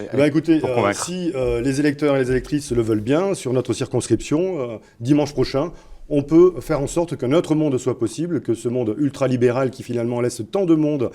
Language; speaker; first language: French; native; French